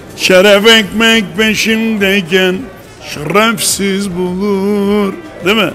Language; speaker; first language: Turkish; native; Turkish